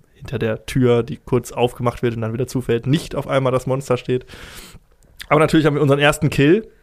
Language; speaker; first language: German; native; German